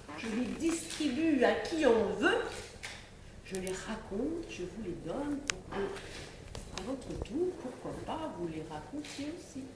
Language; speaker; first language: French; native; French